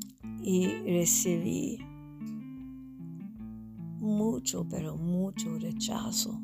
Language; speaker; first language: Spanish; non-native, fluent; English